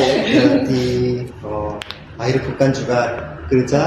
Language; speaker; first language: Indonesian; non-native, learner; Korean